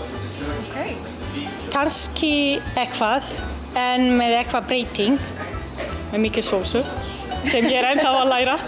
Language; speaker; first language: Icelandic; non-native, learner; Italian